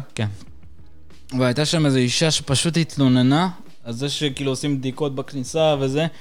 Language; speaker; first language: Hebrew; early bilingual, other home language; Russian